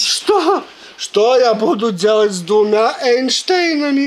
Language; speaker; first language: Russian; early bilingual, heritage; Russian